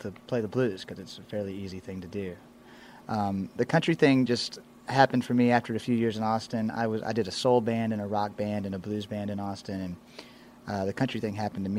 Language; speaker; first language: English; native; English